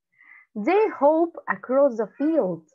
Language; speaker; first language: English; non-native, learner; Spanish